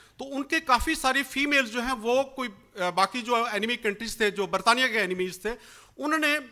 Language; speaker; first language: Urdu; non-native, local second language; Punjabi